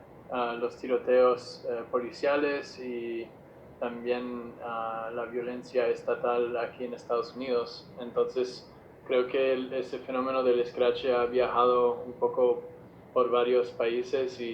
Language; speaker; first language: Spanish; non-native, fluent; English